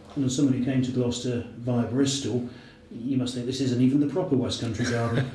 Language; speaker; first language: English; native; English